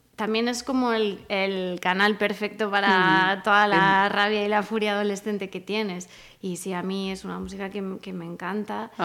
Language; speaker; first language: Spanish; native; Spanish